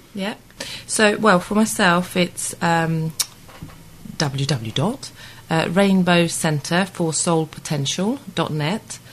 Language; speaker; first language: English; non-native, fluent; Swedish